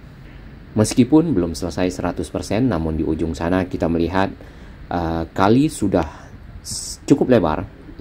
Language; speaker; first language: Indonesian; native; Indonesian